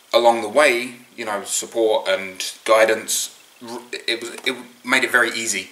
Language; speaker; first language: English; native; English